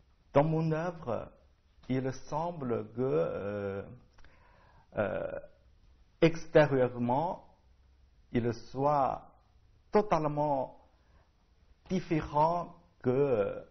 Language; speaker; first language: French; non-native, learner; Chinese